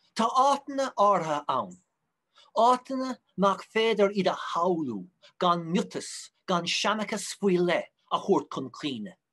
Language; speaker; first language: Irish; native; Irish